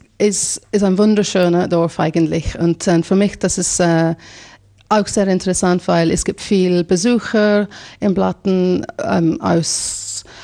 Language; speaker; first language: German; non-native, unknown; English